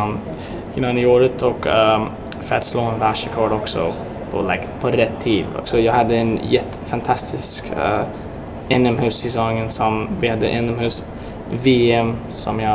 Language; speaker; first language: Swedish; early bilingual, heritage; English